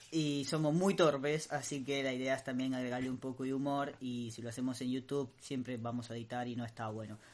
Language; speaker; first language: Spanish; native; Spanish